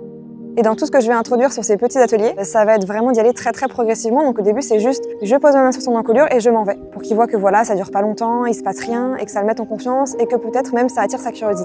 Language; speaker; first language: French; native; French